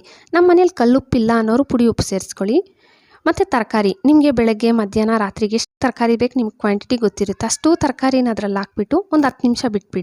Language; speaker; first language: Kannada; native; Kannada